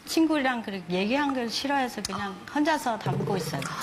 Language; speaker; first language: Korean; non-native, learner; Vietnamese